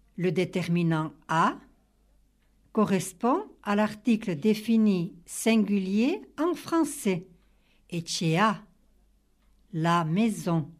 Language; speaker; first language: French; native; French